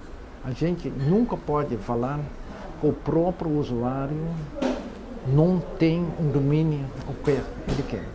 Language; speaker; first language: Portuguese; non-native, fluent; Dutch